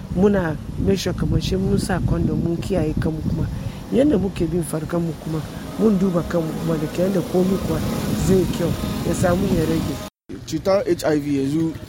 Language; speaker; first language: Hausa; non-native, local second language; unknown